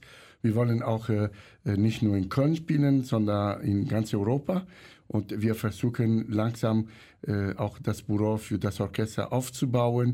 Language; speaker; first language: German; non-native, fluent; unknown